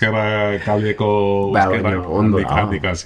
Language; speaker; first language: Basque; non-native, learner; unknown